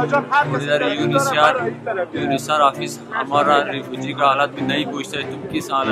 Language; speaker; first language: Hindi; non-native, learner; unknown